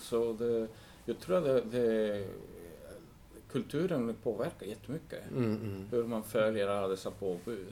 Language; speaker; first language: Swedish; non-native, fluent; English